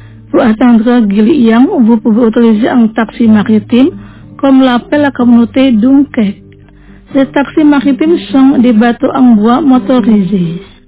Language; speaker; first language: French; non-native, fluent; Indonesian